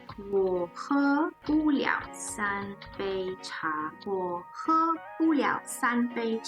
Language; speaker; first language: Chinese; non-native, learner; English